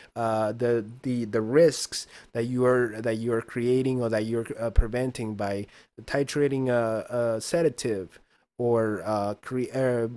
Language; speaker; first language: English; early bilingual, other home language; Spanish